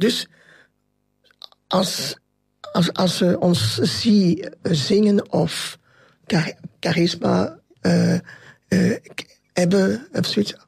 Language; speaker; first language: Dutch; non-native, local second language; French